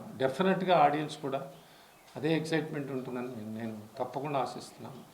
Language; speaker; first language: Telugu; native; Telugu